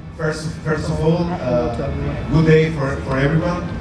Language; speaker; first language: English; non-native, learner; Spanish